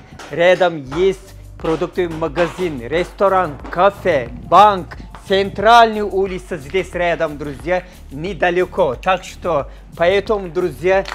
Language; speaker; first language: Russian; non-native, fluent; Turkish